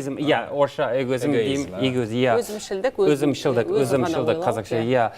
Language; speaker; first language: Kazakh; non-native, learner; English